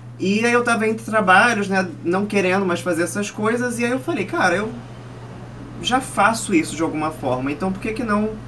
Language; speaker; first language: Portuguese; native; Portuguese